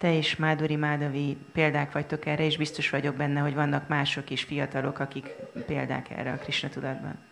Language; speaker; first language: Hungarian; native; Hungarian